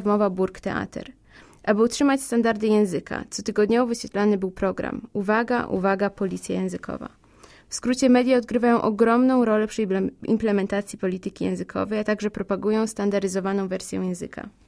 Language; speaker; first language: Polish; native; Polish